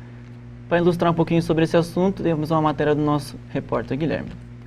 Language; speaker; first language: Portuguese; native; Portuguese